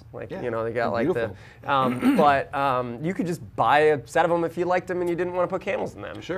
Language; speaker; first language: English; native; English